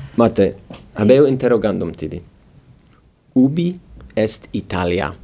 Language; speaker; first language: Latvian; early bilingual, heritage; Latvian